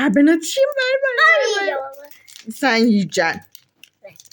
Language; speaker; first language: Turkish; native; Turkish